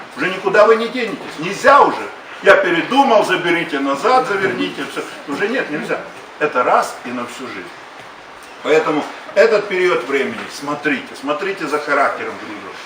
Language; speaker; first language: Russian; native; Russian